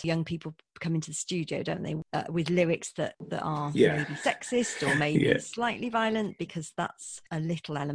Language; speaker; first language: English; native; English